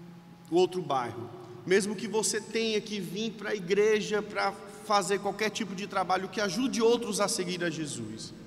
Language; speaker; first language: Portuguese; native; Portuguese